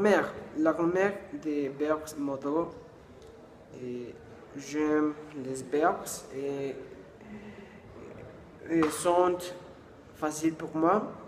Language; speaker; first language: French; non-native, learner; Spanish